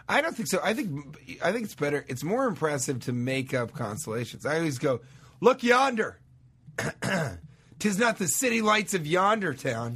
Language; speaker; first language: English; native; English